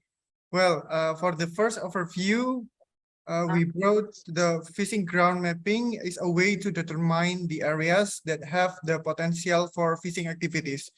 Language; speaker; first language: English; non-native, fluent; Indonesian